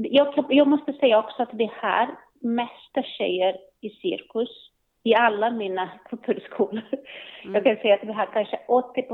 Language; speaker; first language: Swedish; non-native, learner; Portuguese